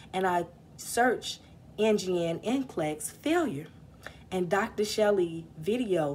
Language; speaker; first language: English; native; English